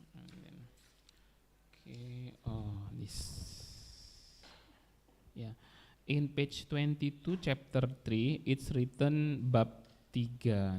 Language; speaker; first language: English; non-native, learner; Indonesian